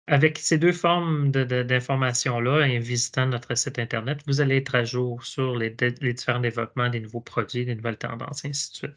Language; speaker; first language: French; native; French